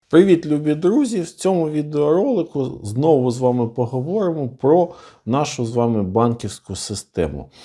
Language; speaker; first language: Ukrainian; non-native, local second language; Russian